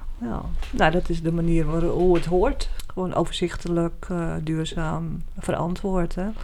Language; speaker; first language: Dutch; native; Dutch